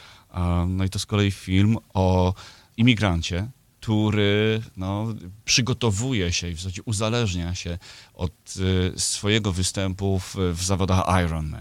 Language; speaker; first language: Polish; native; Polish